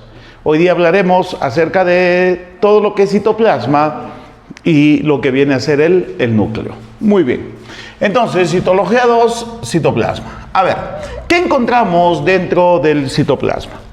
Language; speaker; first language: Spanish; native; Spanish